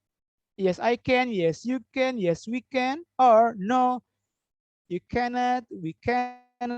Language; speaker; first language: English; non-native, fluent; Indonesian